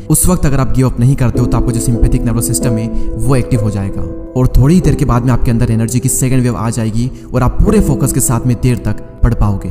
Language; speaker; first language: Hindi; native; Hindi